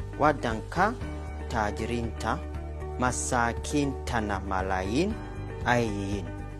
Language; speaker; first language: Somali; non-native, learner; Kamba